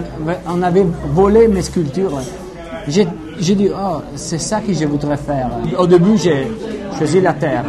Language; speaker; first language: French; non-native, fluent; Italian